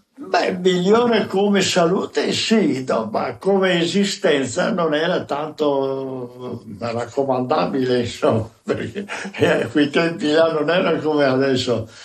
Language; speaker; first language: Italian; native; Italian